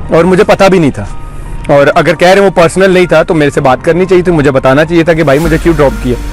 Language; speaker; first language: Hindi; non-native, local second language; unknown